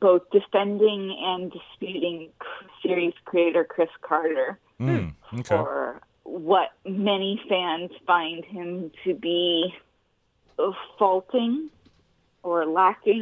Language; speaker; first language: English; native; English